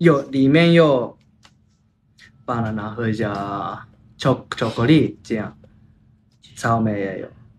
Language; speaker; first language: Chinese; non-native, learner; Japanese